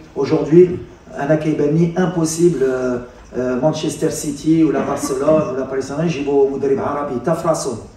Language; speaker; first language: French; native; French